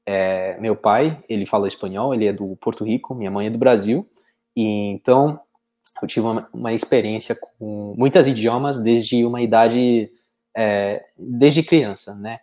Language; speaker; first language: Portuguese; early bilingual, heritage; English